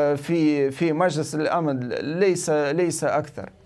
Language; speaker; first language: Arabic; non-native, fluent; Russian